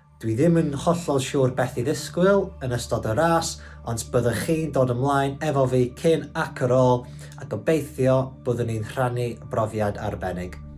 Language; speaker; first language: Welsh; non-native, local second language; English